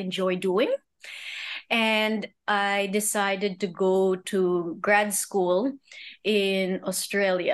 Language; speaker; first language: English; native; English